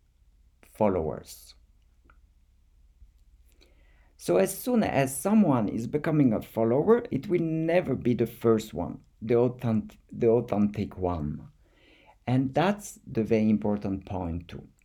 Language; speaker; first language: English; non-native, fluent; French